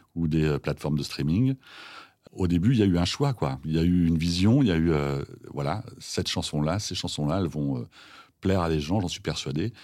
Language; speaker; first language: French; native; French